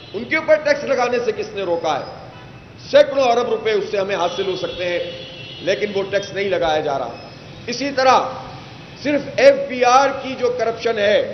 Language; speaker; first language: Urdu; native; Urdu